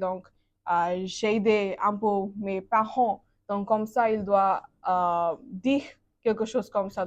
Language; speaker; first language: French; non-native, learner; Bangla